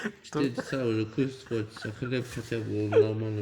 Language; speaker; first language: Russian; non-native, learner; Tajik